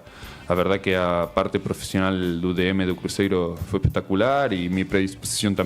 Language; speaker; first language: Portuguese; non-native, learner; Spanish